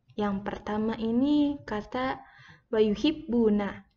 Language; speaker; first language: Indonesian; native; Indonesian